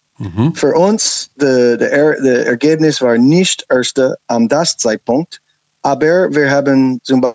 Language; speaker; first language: German; non-native, learner; English